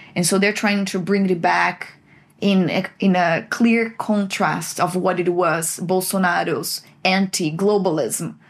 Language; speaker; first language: English; non-native, fluent; Portuguese